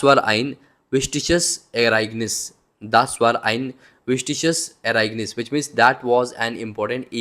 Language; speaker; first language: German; non-native, learner; Hindi